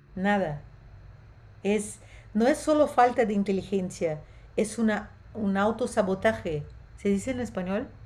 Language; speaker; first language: Spanish; non-native, fluent; Portuguese